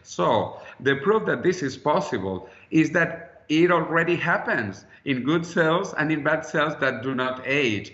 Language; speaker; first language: English; non-native, fluent; Spanish